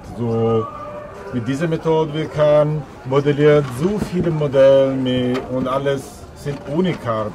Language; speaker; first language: German; non-native, learner; Italian